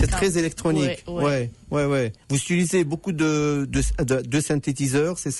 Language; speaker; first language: French; native; French